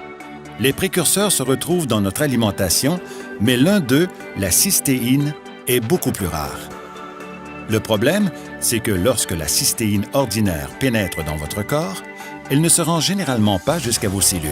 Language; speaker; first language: French; native; French